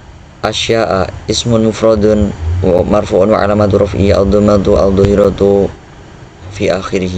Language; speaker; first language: Arabic; non-native, learner; Indonesian